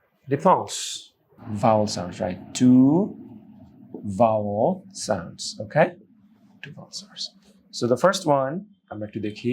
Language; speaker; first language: English; non-native, local second language; Bangla